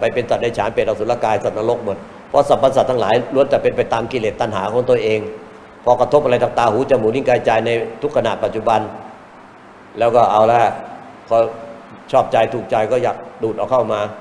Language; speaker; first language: Thai; native; Thai